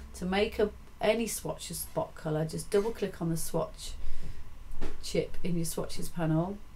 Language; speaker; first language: English; native; English